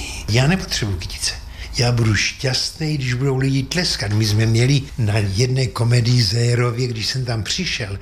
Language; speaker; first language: Czech; native; Czech